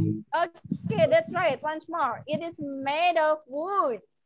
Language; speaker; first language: English; non-native, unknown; Indonesian